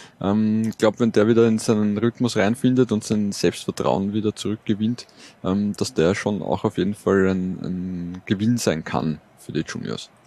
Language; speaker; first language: German; native; German